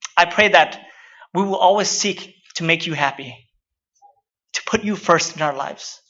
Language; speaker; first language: English; early bilingual, other home language; Vietnamese